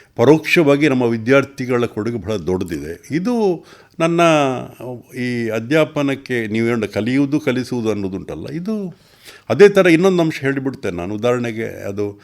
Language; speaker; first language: Kannada; non-native, local second language; Tulu